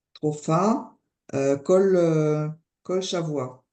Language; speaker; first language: Hebrew; non-native, learner; French